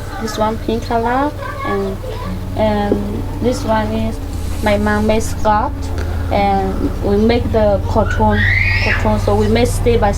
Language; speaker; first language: English; non-native, learner; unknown